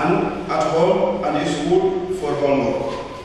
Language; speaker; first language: English; non-native, learner; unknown